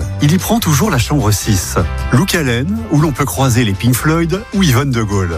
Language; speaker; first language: French; native; French